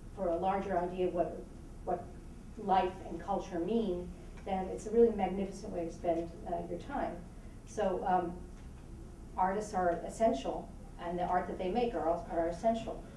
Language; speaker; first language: English; native; English